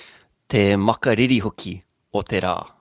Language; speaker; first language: Māori; non-native, learner; English